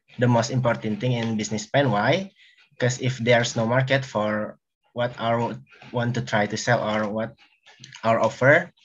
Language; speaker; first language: English; non-native, learner; Indonesian